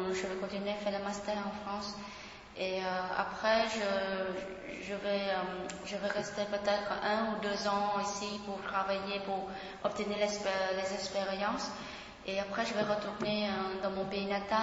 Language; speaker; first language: French; non-native, fluent; Vietnamese